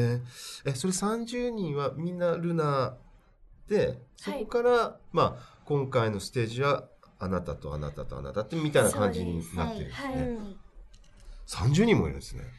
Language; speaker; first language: Japanese; native; Japanese